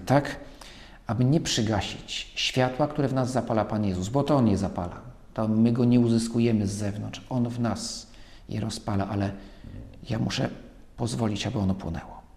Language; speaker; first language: Polish; native; Polish